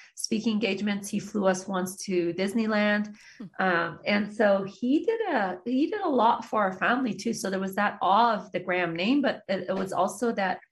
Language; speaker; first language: English; early bilingual, other home language; Persian